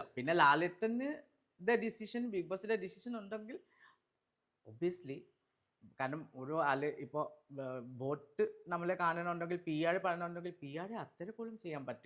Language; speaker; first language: Malayalam; non-native, local second language; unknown